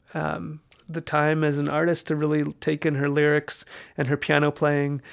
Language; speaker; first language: English; native; English